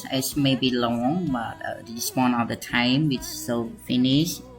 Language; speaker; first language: English; non-native, learner; Khmer